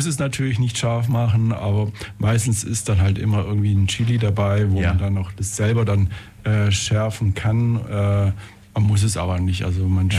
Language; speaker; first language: German; native; German